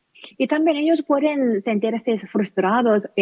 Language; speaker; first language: Spanish; non-native, learner; Korean